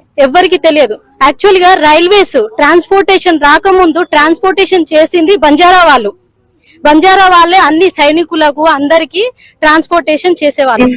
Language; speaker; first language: Telugu; non-native, local second language; Lambadi